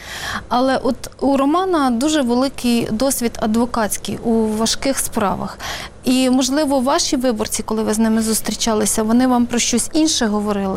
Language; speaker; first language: Ukrainian; native; Ukrainian